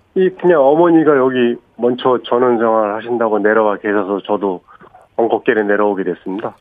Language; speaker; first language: Korean; native; Korean